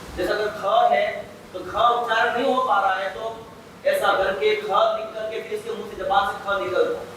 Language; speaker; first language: Hindi; native; Hindi